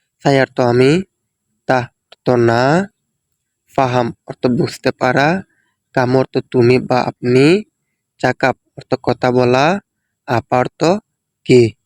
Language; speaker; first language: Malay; non-native, fluent; Bangla